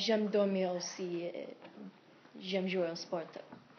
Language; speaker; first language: French; non-native, learner; English